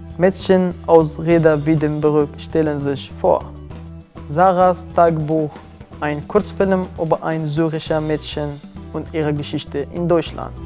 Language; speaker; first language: German; non-native, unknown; Kurdish